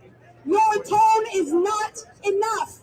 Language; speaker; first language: English; native; English